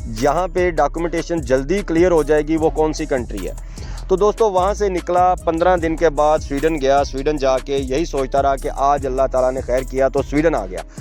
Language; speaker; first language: Urdu; non-native, local second language; Punjabi